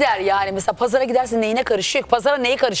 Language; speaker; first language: Turkish; native; Turkish